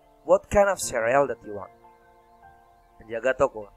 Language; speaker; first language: English; non-native, fluent; Indonesian